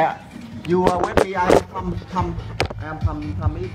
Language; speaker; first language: English; non-native, learner; Vietnamese